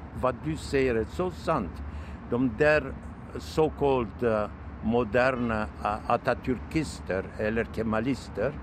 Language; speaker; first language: Swedish; non-native, fluent; Turkish